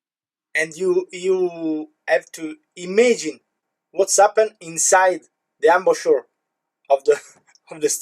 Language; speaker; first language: English; non-native, learner; Italian